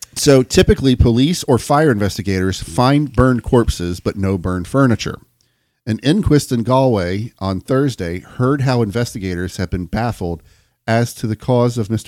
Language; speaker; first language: English; native; English